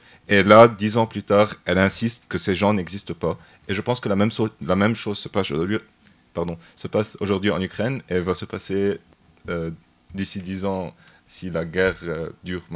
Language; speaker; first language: French; non-native, local second language; Arabic